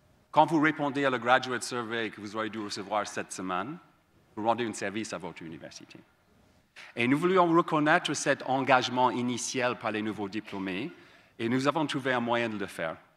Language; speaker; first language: French; non-native, fluent; English